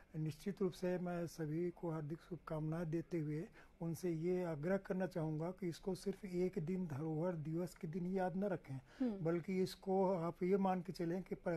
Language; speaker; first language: Hindi; native; Hindi